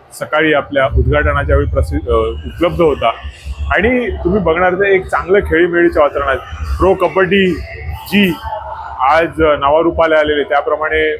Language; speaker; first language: Marathi; native; Marathi